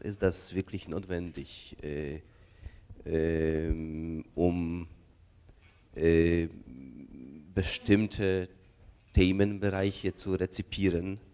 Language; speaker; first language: German; non-native, fluent; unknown